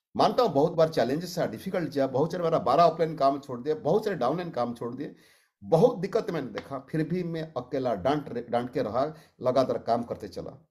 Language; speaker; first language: Hindi; non-native, local second language; Odia